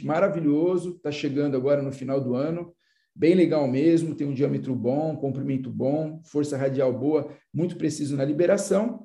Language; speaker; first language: Portuguese; native; Portuguese